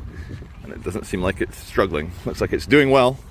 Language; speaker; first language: English; native; English